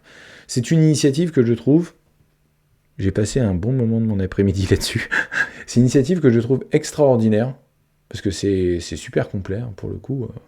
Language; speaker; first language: French; native; French